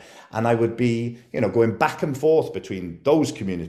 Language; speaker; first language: English; native; English